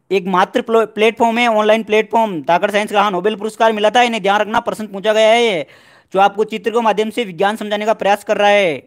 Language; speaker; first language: Hindi; native; Hindi